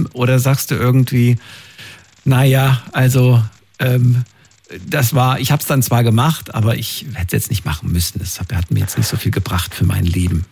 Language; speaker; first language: German; native; German